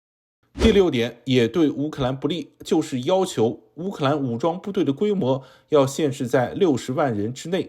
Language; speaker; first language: Chinese; native; Chinese